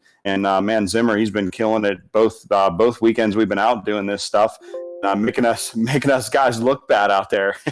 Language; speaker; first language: English; native; English